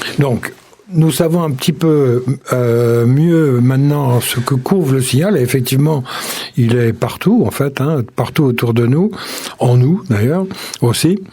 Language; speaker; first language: French; native; French